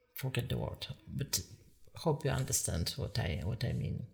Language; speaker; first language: English; non-native, fluent; Polish